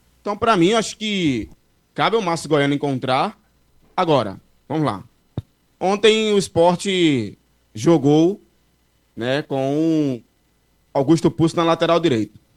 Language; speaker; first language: Portuguese; native; Portuguese